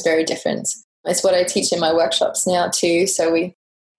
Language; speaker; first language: English; native; English